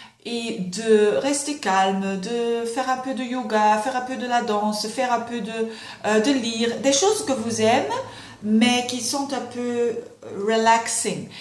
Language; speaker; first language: French; non-native, fluent; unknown